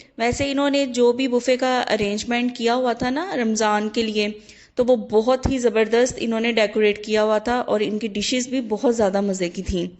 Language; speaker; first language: Urdu; native; Urdu